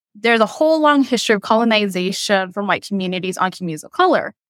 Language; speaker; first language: English; early bilingual, other home language; Western Cham